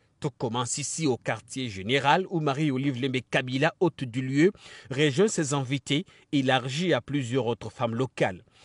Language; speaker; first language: French; non-native, local second language; Lingala